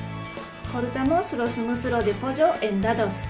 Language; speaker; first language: Spanish; non-native, learner; Japanese